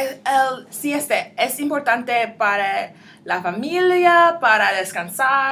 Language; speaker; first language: Spanish; non-native, learner; English